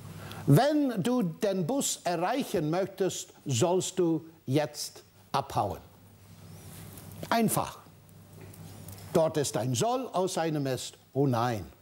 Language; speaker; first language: German; non-native, fluent; English